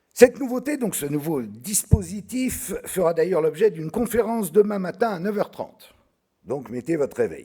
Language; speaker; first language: French; native; French